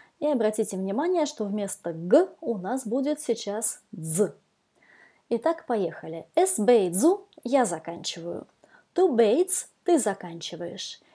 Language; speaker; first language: Russian; native; Russian